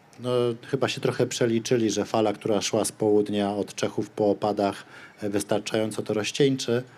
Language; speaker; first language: Polish; native; Polish